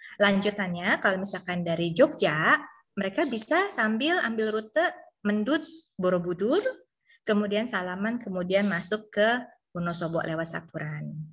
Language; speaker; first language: Indonesian; native; Indonesian